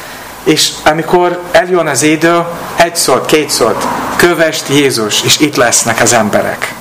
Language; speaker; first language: Hungarian; non-native, learner; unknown